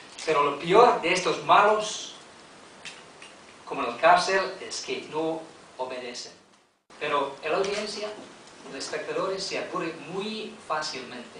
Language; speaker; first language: Spanish; non-native, learner; English